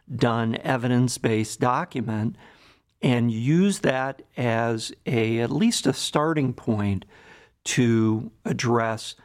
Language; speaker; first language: English; native; English